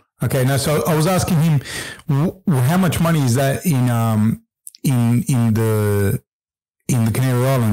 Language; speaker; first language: English; early bilingual, other home language; Spanish